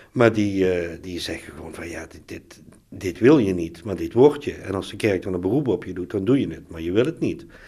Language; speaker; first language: Dutch; native; Dutch